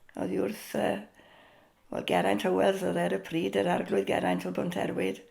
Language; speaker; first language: Welsh; native; Welsh